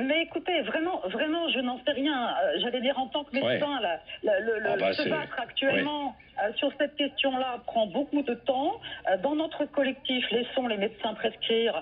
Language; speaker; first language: French; native; French